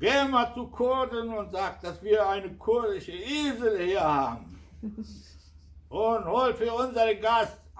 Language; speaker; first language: German; non-native, fluent; Kurdish